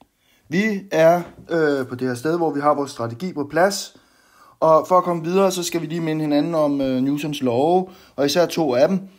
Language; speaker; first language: Danish; native; Danish